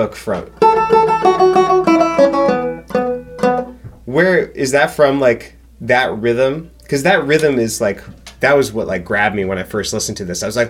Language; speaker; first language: English; native; English